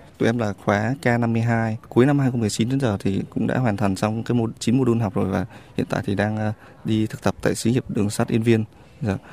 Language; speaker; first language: Vietnamese; native; Vietnamese